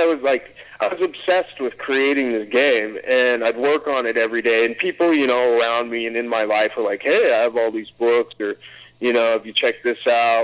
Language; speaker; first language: English; native; English